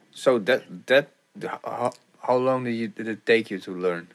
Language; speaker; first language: English; non-native, fluent; Bulgarian